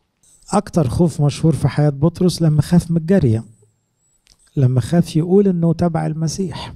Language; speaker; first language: Arabic; native; Arabic